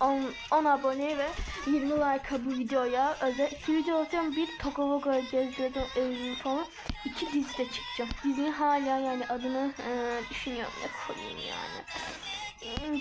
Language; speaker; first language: Turkish; non-native, local second language; Azerbaijani